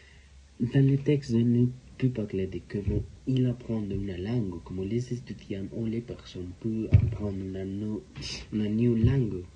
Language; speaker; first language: French; non-native, learner; Spanish